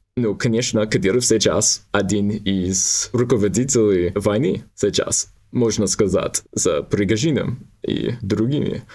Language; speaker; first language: Russian; non-native, learner; English